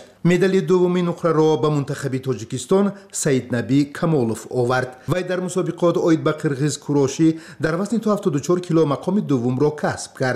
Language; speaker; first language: Persian; native; Persian